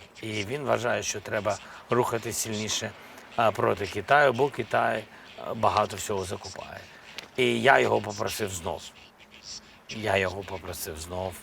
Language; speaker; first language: Ukrainian; non-native, local second language; Russian